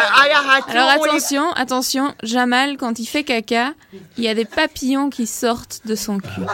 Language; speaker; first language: French; native; French